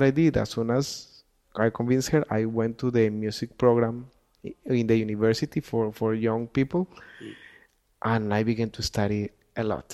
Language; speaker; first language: English; non-native, fluent; Spanish